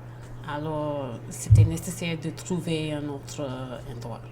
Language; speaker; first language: French; non-native, learner; English